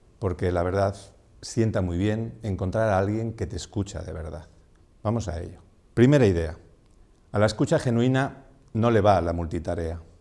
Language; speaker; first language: Spanish; non-native, local second language; Catalan